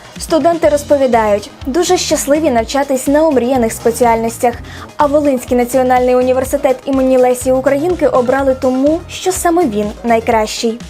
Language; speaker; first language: Ukrainian; native; Ukrainian